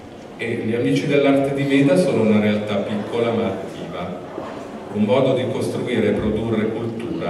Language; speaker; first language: Italian; native; Italian